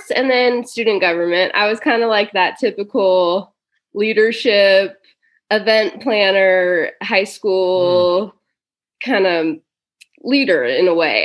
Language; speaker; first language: English; native; English